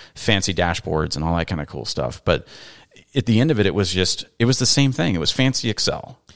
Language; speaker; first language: English; native; English